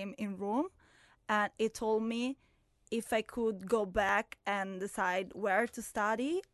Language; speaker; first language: English; non-native, fluent; Italian